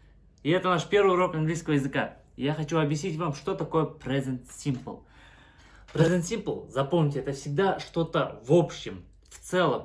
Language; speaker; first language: Russian; non-native, local second language; Kazakh